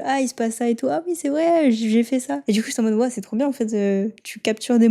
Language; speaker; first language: French; native; French